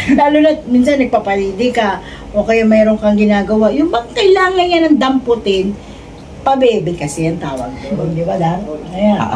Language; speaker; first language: Filipino; non-native, local second language; Cebuano